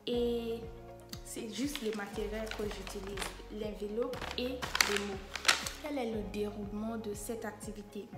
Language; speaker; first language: French; non-native, fluent; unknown